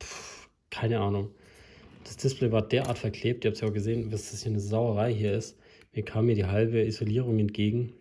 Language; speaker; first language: German; native; German